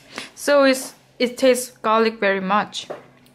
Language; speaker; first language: English; non-native, learner; Korean